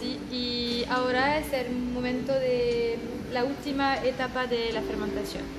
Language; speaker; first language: Spanish; non-native, fluent; French